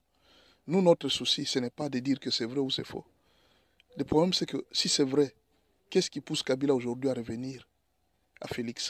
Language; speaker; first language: French; non-native, local second language; Lingala